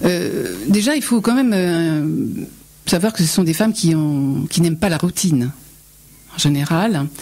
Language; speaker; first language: French; native; French